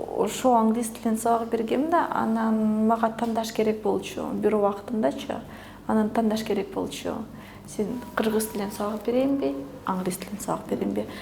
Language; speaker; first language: Kyrgyz; early bilingual, other home language; Russian